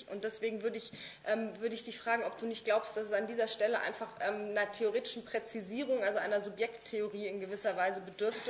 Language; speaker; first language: German; native; German